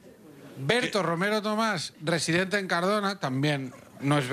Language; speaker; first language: Spanish; native; Spanish